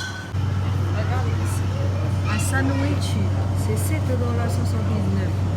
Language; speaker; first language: French; non-native, learner; Chinese